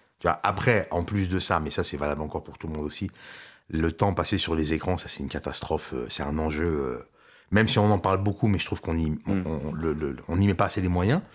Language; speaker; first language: French; early bilingual, other home language; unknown